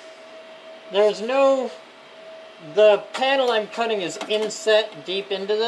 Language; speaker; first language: English; native; English